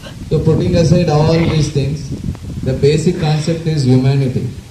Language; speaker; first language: English; non-native, local second language; Telugu